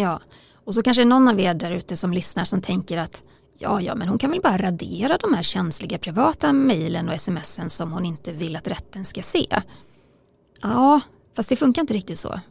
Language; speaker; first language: Swedish; native; Swedish